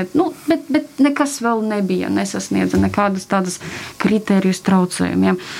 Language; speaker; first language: Latvian; non-native, local second language; Russian